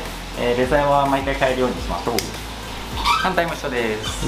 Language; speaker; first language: Japanese; native; Japanese